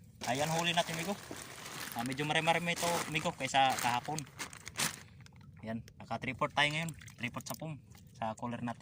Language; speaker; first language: Filipino; native; Filipino